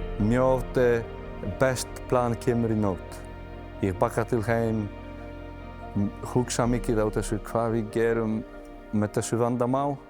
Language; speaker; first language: Icelandic; non-native, learner; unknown